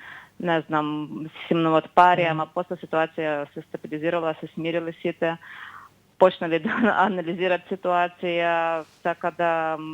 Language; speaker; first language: Macedonian; non-native, fluent; Ukrainian